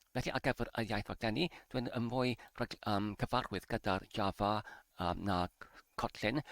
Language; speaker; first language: Welsh; non-native, learner; English